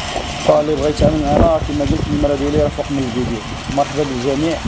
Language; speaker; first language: Arabic; native; Arabic